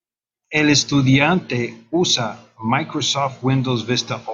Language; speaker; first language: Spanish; non-native, fluent; English